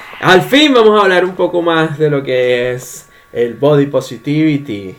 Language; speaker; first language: Spanish; native; Spanish